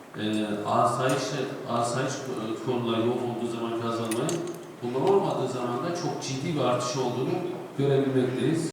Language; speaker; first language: Turkish; native; Turkish